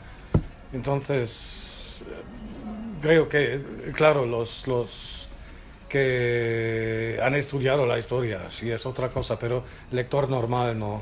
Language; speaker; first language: Spanish; non-native, fluent; German